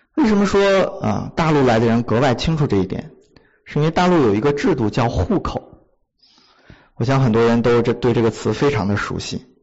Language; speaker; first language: Chinese; native; Chinese